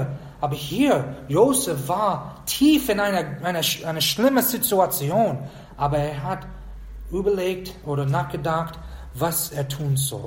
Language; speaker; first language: German; non-native, fluent; English